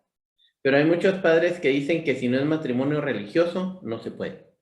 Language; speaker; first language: Spanish; native; Spanish